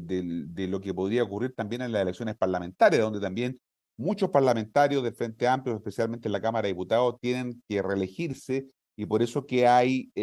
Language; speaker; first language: Spanish; native; Spanish